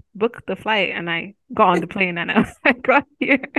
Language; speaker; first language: English; non-native, local second language; Yoruba